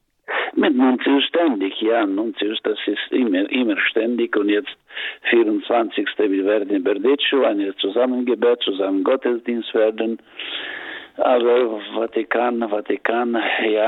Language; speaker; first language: German; non-native, learner; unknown